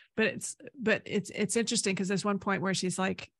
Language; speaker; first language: English; native; English